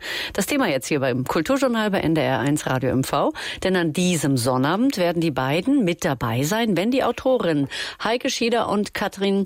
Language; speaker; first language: German; native; German